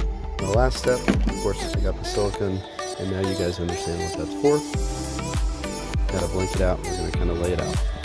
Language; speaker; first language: English; native; English